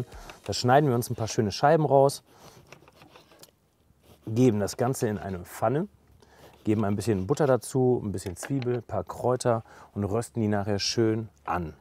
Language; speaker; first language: German; native; German